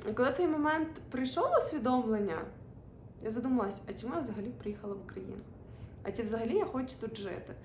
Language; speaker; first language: Ukrainian; non-native, local second language; Russian